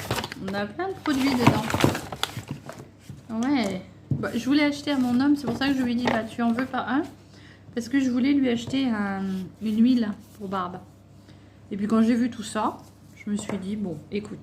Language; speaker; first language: French; native; French